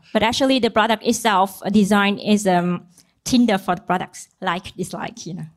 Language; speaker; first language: English; non-native, learner; Vietnamese